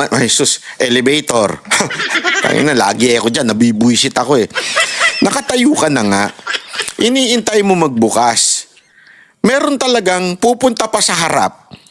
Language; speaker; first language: Filipino; native; Filipino